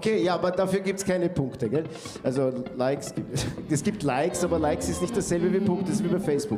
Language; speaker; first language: German; native; German